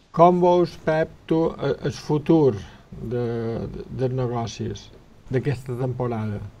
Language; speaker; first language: Catalan; native; Catalan